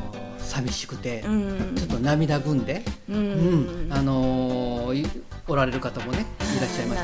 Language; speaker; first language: Japanese; native; Japanese